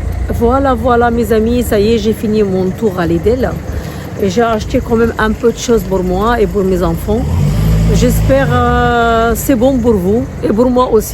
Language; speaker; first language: French; non-native, learner; Arabic